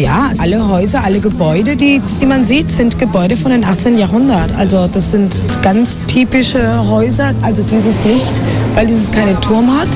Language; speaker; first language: German; non-native, fluent; Spanish